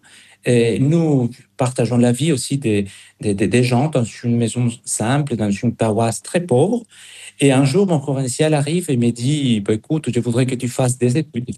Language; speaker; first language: French; non-native, fluent; Spanish